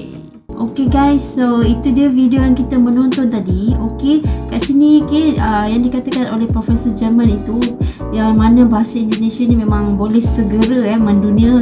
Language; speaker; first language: Malay; native; Malay